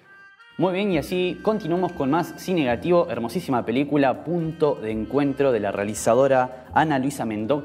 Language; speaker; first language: Spanish; native; Spanish